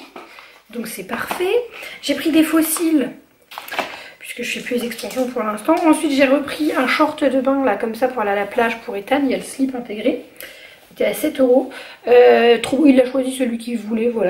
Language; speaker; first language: French; native; French